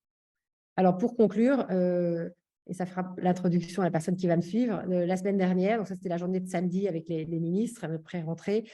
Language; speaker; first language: French; native; French